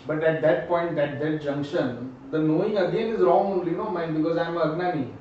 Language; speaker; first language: English; non-native, local second language; Gujarati